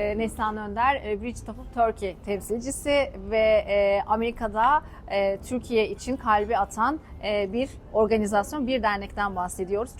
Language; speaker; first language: Turkish; native; Turkish